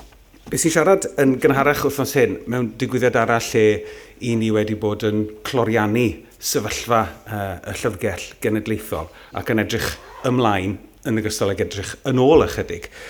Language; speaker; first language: Welsh; native; Welsh